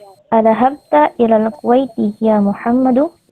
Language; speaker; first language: Arabic; non-native, learner; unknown